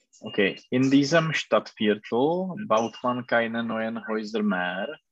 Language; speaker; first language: German; non-native, learner; Czech